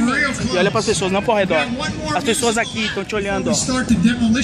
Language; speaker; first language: Portuguese; native; Portuguese